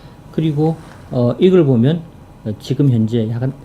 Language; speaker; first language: Korean; native; Korean